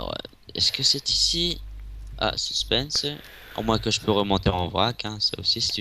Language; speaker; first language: French; native; French